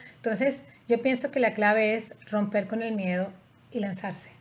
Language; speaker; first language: Spanish; native; Spanish